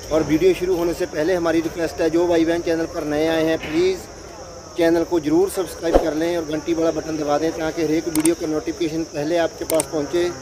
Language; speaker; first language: Hindi; non-native, local second language; Punjabi